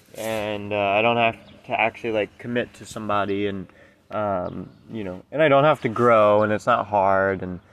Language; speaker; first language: English; native; English